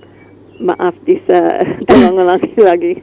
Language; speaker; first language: Indonesian; non-native, learner; English